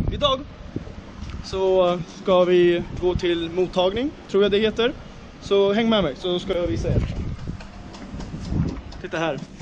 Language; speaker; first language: Swedish; early bilingual, other home language; Nepali